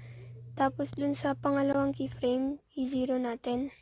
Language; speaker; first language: Filipino; native; Filipino